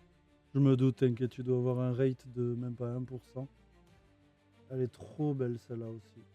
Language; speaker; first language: French; native; French